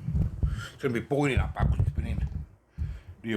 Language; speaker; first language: English; native; English